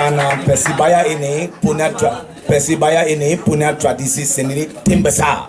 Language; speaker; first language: Indonesian; non-native, fluent; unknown